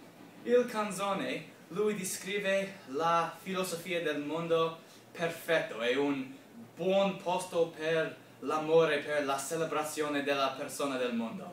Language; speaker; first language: Italian; non-native, learner; English